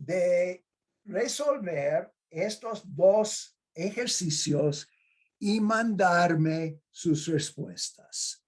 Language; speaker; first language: Spanish; non-native, fluent; English